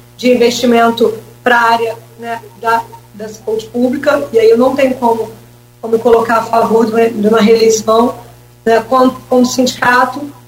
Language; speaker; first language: Portuguese; native; Portuguese